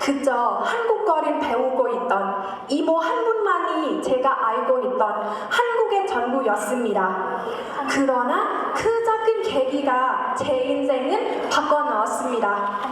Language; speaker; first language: Korean; non-native, fluent; Thai